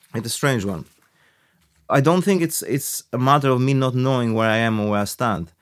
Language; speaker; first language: English; early bilingual, other home language; Albanian